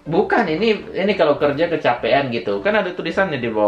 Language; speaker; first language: Indonesian; native; Indonesian